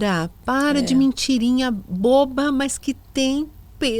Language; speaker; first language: Portuguese; native; Portuguese